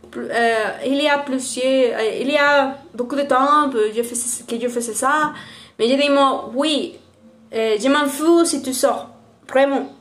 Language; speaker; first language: French; non-native, learner; Spanish